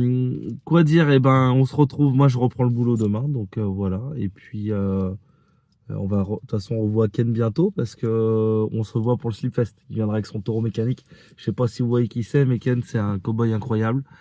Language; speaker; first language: French; native; French